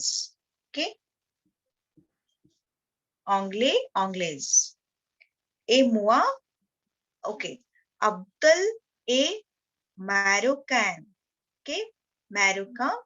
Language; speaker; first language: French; non-native, learner; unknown